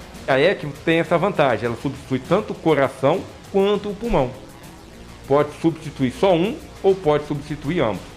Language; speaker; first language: Portuguese; native; Portuguese